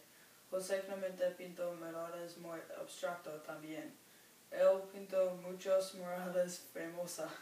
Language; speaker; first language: Spanish; non-native, learner; English